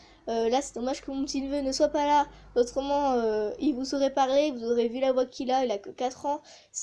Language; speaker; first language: French; native; French